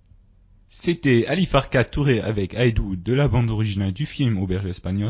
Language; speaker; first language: French; native; French